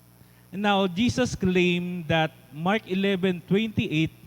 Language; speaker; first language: English; non-native, fluent; Filipino